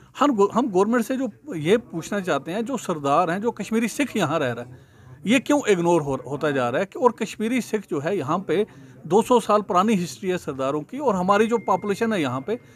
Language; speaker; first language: Hindi; non-native, local second language; Punjabi